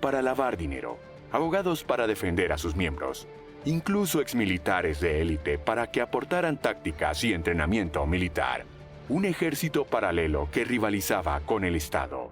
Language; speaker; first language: Spanish; native; Spanish